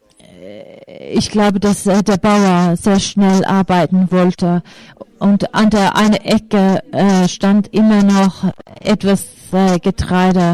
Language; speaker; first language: German; non-native, fluent; Finnish